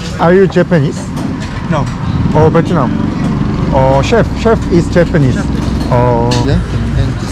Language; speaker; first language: English; non-native, learner; Korean